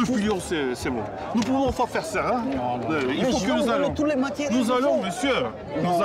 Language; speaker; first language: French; non-native, learner; Turkish